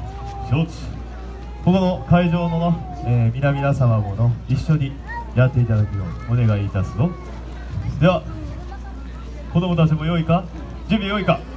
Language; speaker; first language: Japanese; native; Japanese